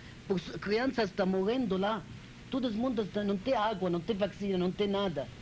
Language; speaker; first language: Portuguese; non-native, learner; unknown